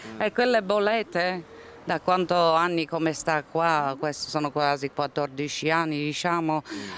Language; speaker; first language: Italian; non-native, fluent; Bulgarian